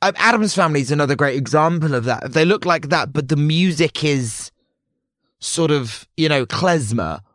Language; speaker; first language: English; native; English